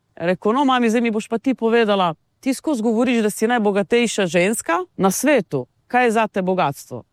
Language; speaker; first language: Slovenian; non-native, local second language; Romany